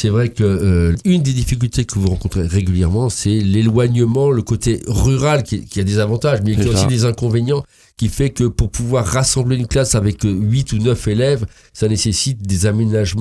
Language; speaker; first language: French; native; French